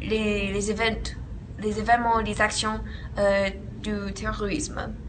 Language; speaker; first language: French; non-native, learner; English